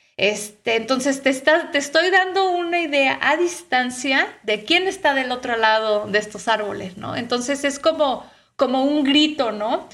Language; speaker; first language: Spanish; native; Spanish